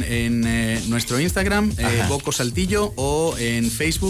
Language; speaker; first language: Spanish; native; Spanish